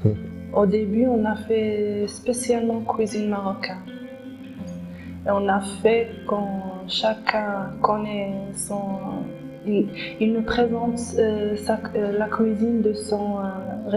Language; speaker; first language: French; non-native, local second language; Arabic